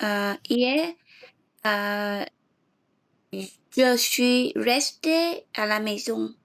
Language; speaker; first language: French; non-native, learner; English